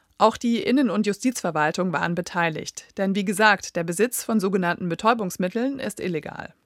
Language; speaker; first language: German; native; German